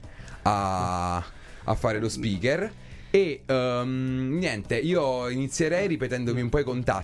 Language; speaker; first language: Italian; native; Italian